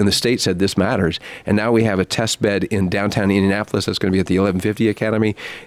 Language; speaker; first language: English; native; English